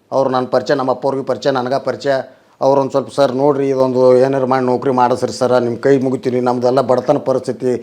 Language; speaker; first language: Kannada; native; Kannada